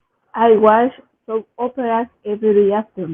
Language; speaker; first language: English; non-native, learner; Spanish